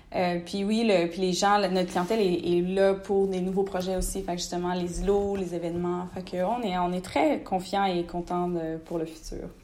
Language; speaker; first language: French; native; French